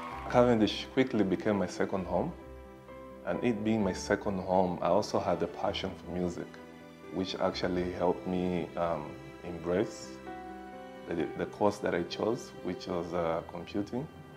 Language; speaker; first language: English; non-native, fluent; Portuguese